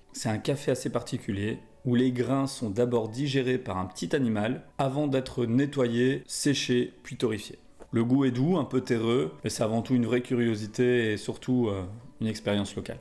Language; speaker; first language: French; native; French